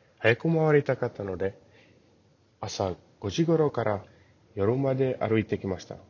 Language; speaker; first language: Japanese; non-native, learner; English